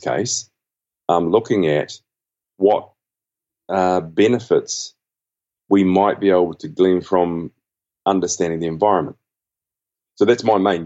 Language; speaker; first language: English; native; English